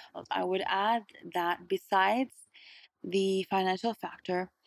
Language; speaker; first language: English; early bilingual, other home language; Arabic